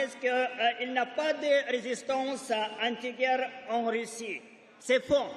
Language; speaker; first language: French; non-native, fluent; Russian